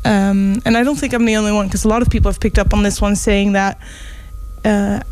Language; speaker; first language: English; non-native, fluent; Dutch